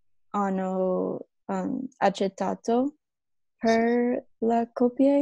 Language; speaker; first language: Italian; non-native, learner; English